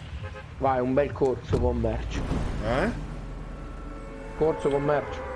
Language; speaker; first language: Italian; native; Italian